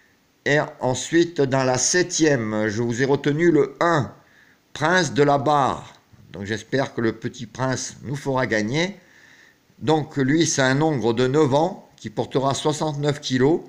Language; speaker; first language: French; native; French